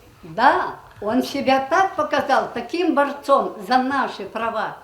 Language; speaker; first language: Russian; native; Russian